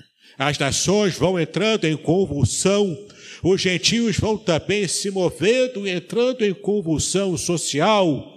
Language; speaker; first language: Portuguese; native; Portuguese